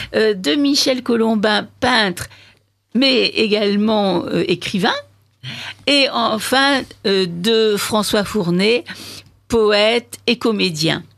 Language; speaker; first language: French; native; French